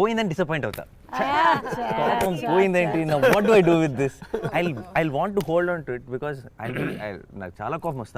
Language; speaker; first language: Telugu; native; Telugu